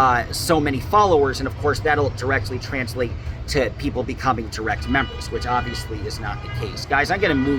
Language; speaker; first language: English; native; English